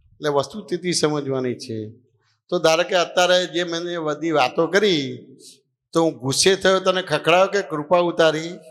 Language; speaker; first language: Gujarati; native; Gujarati